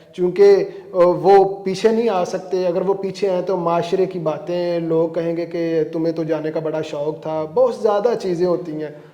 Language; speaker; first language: Urdu; non-native, local second language; Punjabi